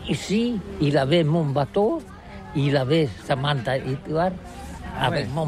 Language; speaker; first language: French; non-native, learner; Catalan